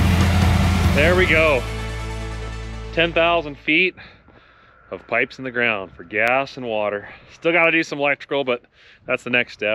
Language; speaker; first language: English; native; English